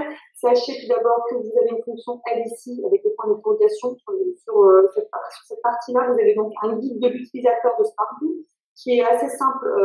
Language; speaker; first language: French; native; French